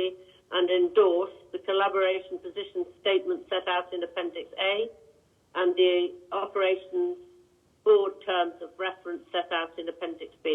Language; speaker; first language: English; native; English